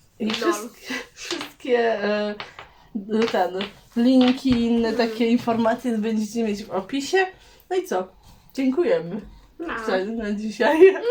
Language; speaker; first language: Polish; native; Polish